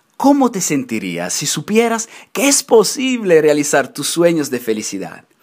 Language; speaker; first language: Spanish; non-native, fluent; Italian